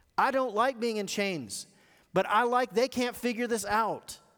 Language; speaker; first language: English; native; English